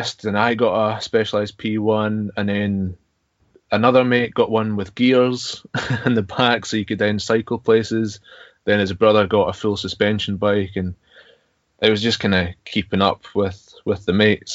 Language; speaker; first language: English; native; English